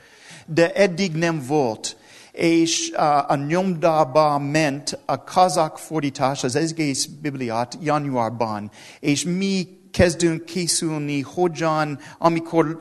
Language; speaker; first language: Hungarian; non-native, learner; English